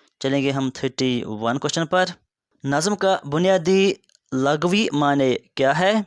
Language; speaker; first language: Urdu; non-native, local second language; Kashmiri